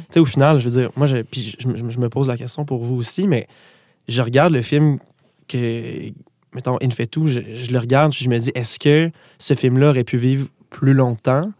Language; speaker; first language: French; native; French